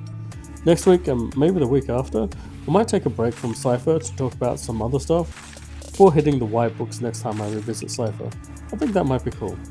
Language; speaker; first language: English; native; English